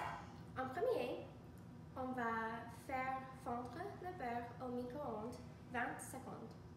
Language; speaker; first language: French; non-native, learner; English